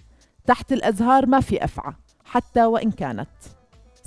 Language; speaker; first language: Arabic; native; Arabic